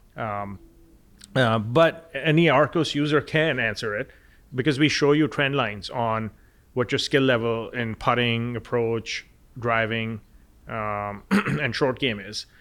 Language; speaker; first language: English; non-native, local second language; Punjabi